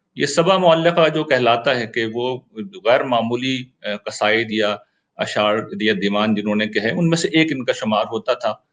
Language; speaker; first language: Urdu; native; Urdu